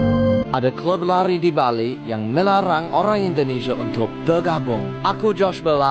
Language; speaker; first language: Indonesian; non-native, fluent; English